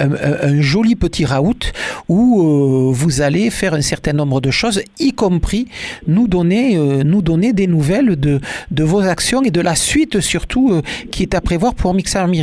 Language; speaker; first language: French; native; French